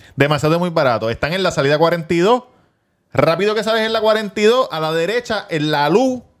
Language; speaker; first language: Spanish; native; Spanish